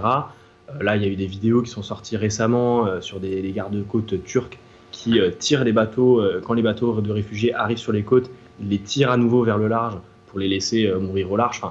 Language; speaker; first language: French; native; French